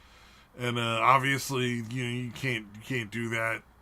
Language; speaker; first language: English; native; English